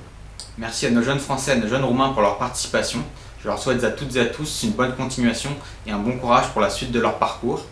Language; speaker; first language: French; native; French